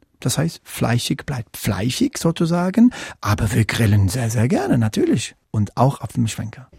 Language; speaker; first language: German; non-native, fluent; English